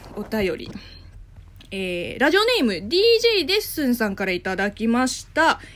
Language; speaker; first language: Japanese; non-native, fluent; Chinese